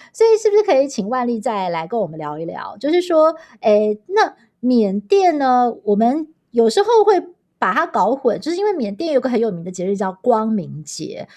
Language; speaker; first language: Chinese; native; Chinese